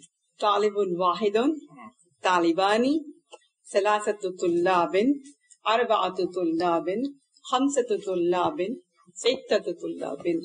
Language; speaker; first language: Arabic; non-native, learner; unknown